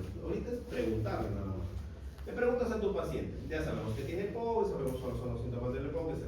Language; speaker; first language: Spanish; native; Spanish